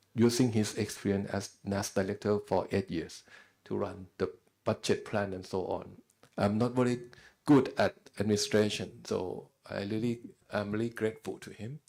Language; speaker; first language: English; non-native, fluent; Thai